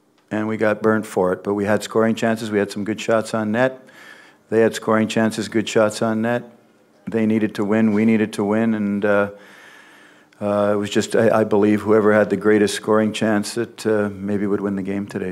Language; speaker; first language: English; native; English